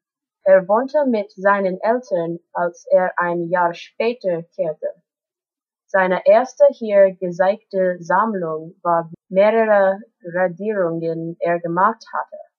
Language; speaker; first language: German; non-native, learner; English